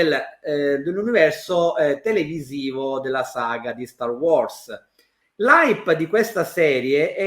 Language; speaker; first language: Italian; native; Italian